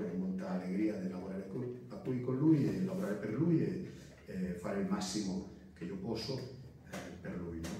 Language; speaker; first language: Italian; non-native, fluent; Spanish